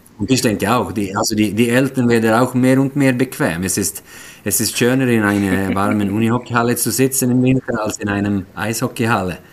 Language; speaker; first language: German; non-native, fluent; Swedish